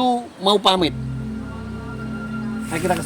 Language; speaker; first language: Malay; non-native, local second language; Javanese